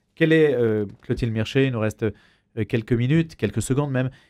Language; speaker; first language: French; native; French